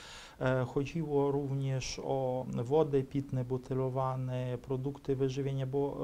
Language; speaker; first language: Polish; non-native, fluent; Ukrainian